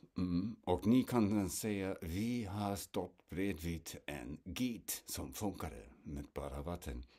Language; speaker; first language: Swedish; non-native, fluent; German